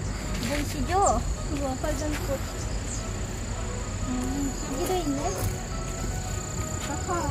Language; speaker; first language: Korean; non-native, fluent; Filipino